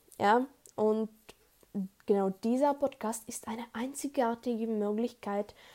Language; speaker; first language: German; non-native, learner; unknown